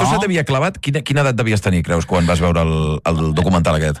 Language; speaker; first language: Catalan; native; Catalan